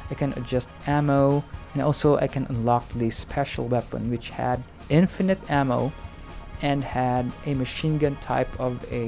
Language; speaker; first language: English; non-native, local second language; Hiligaynon